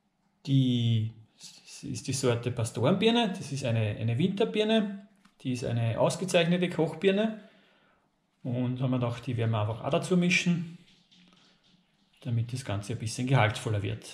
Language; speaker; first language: German; native; German